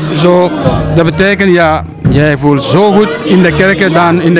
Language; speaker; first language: Dutch; early bilingual, other home language; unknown